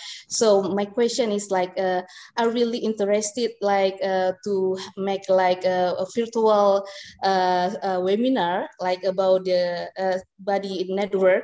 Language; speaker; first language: English; non-native, fluent; Indonesian